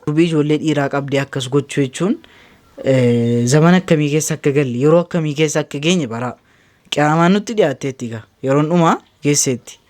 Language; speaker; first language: Oromo; native; Oromo